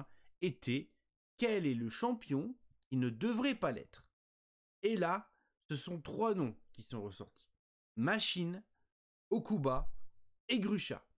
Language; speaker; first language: French; native; French